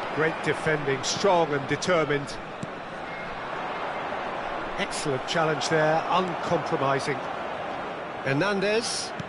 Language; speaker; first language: English; native; English